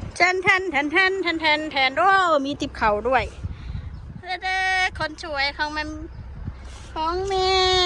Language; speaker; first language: Thai; native; Thai